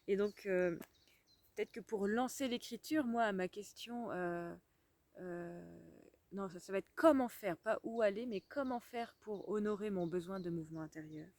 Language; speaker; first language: French; native; French